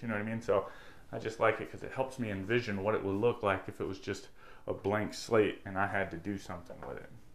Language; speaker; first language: English; native; English